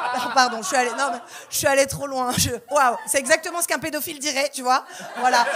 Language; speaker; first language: French; native; French